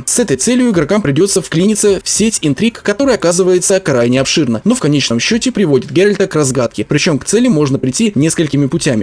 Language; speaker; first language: Russian; native; Russian